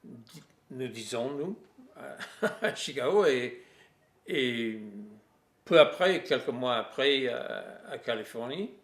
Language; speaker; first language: French; non-native, fluent; English